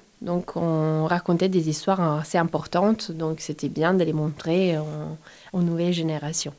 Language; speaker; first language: French; non-native, fluent; Italian